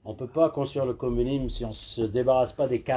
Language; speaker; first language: French; native; French